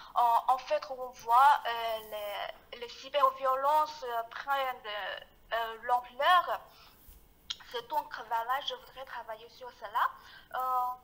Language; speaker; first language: French; non-native, fluent; Chinese